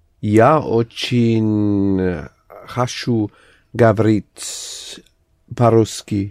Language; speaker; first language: Russian; non-native, learner; English